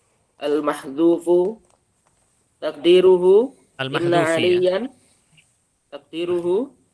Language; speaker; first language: Arabic; non-native, learner; Indonesian